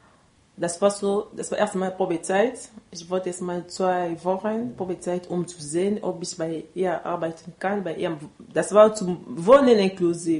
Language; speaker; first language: German; non-native, learner; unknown